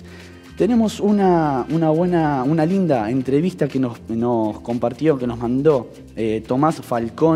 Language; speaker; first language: Spanish; native; Spanish